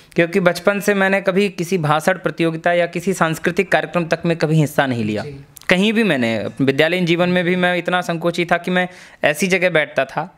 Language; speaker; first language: Hindi; native; Hindi